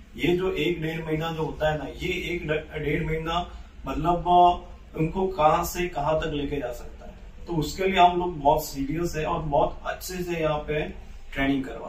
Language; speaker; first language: Hindi; native; Hindi